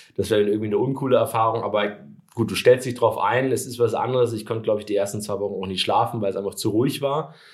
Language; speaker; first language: German; native; German